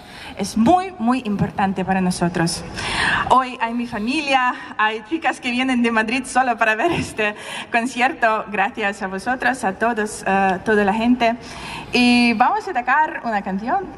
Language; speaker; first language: Spanish; non-native, learner; Ukrainian